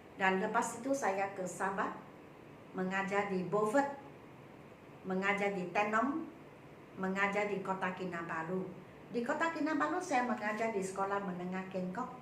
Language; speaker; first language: Malay; non-native, local second language; Chinese